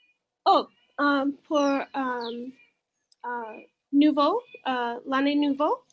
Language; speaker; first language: French; non-native, learner; English